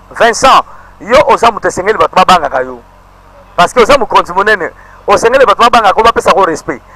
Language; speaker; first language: Lingala; native; Lingala